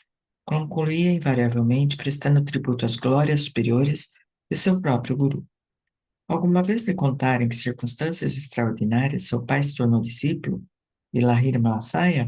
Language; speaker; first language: Portuguese; native; Portuguese